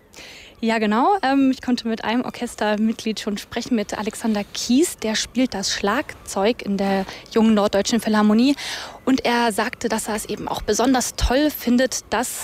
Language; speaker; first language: German; native; German